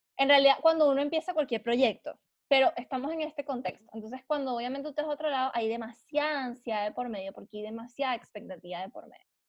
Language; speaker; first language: Spanish; native; Spanish